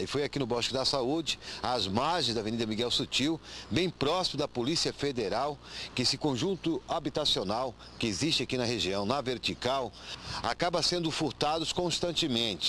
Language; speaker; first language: Portuguese; native; Portuguese